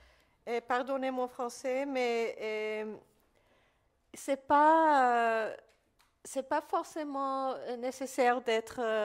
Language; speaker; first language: French; non-native, fluent; Spanish